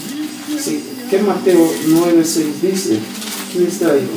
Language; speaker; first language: Spanish; non-native, learner; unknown